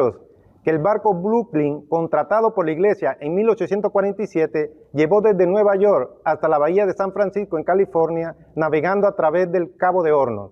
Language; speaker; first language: Spanish; native; Spanish